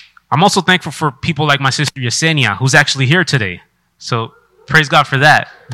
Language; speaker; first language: English; early bilingual, other home language; Spanish